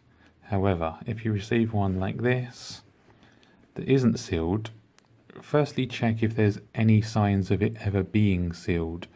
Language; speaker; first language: English; native; English